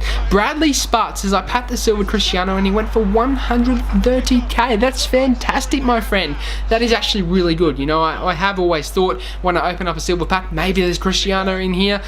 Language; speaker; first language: English; native; English